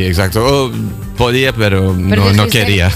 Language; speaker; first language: Spanish; non-native, fluent; English